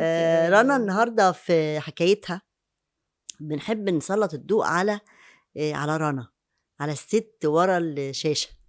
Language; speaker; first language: Arabic; native; Arabic